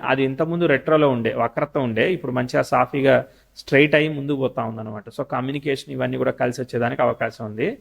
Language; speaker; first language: Telugu; native; Telugu